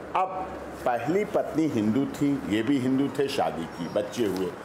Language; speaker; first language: Hindi; native; Hindi